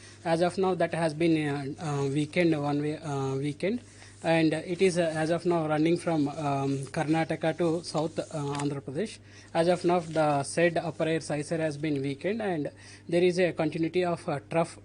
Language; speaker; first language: English; non-native, local second language; Telugu